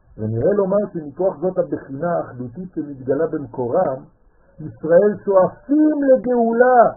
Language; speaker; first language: Hebrew; non-native, fluent; French